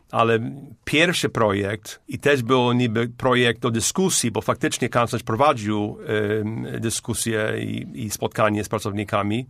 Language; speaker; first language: Polish; non-native, fluent; English